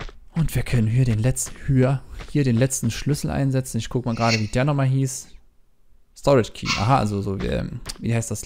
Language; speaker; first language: German; native; German